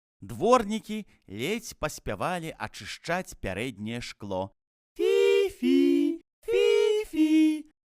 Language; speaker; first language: Belarusian; native; Belarusian